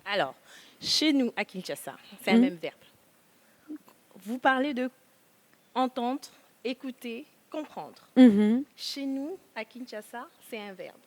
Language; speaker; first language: French; non-native, local second language; Lingala